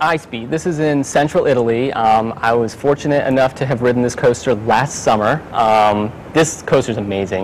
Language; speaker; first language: English; native; English